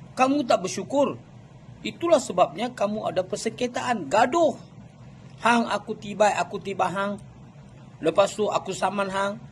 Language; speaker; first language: Malay; non-native, local second language; Tamil